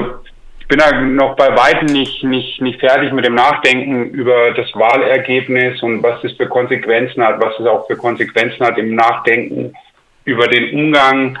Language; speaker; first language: German; native; German